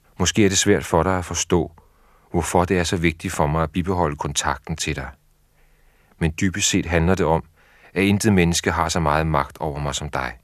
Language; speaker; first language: Danish; native; Danish